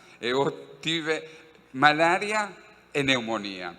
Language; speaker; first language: Portuguese; non-native, fluent; Spanish